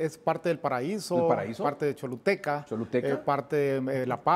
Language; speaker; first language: Spanish; native; Spanish